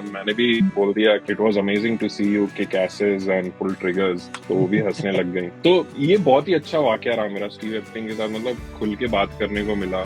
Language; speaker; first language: Hindi; native; Hindi